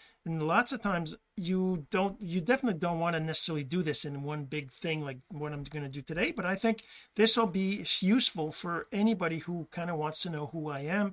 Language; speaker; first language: English; early bilingual, other home language; French